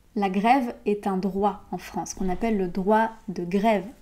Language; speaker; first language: French; native; French